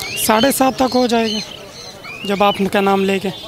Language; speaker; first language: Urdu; non-native, local second language; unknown